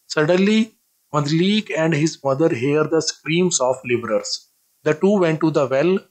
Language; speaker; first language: English; non-native, local second language; Punjabi